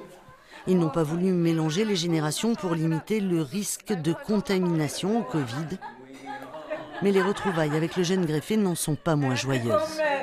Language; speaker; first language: French; native; French